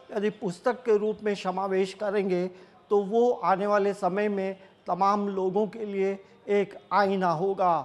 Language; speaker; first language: Hindi; native; Hindi